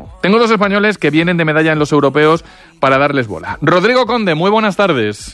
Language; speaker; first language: Spanish; native; Spanish